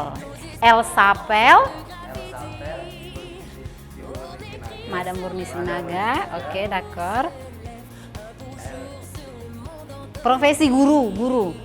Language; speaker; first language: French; non-native, fluent; Indonesian